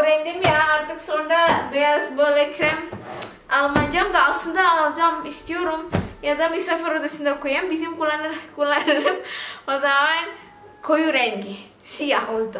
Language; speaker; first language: Turkish; non-native, learner; Indonesian